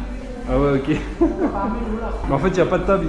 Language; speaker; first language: French; native; French